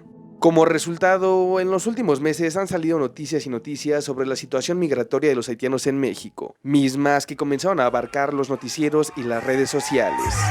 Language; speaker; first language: Spanish; native; Spanish